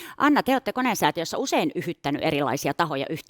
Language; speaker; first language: Finnish; native; Finnish